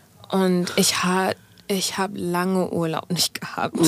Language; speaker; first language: German; non-native, fluent; English